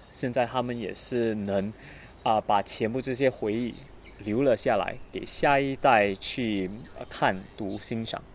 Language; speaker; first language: Chinese; non-native, learner; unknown